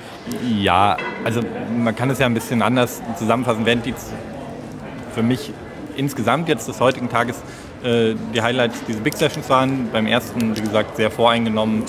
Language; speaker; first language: German; native; German